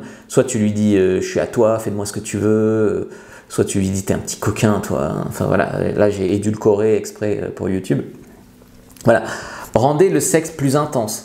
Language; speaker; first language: French; native; French